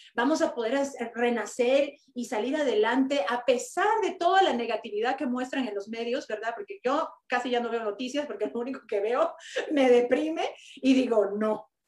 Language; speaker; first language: Spanish; native; Spanish